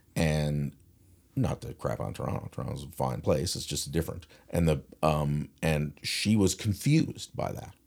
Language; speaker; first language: English; native; English